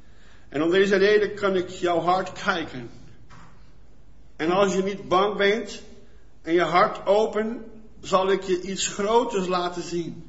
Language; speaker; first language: Dutch; non-native, fluent; Portuguese